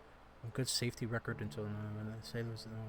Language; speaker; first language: English; native; English